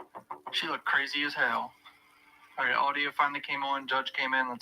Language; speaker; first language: English; native; English